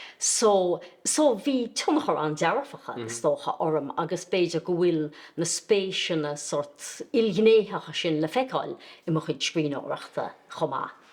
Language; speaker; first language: Irish; native; Irish